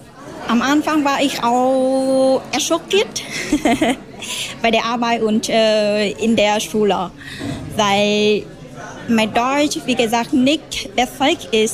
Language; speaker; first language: German; non-native, learner; Vietnamese